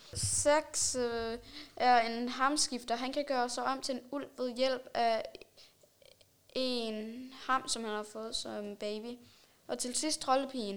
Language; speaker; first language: Danish; native; Danish